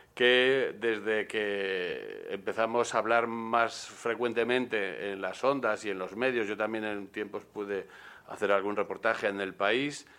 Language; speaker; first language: Spanish; native; Spanish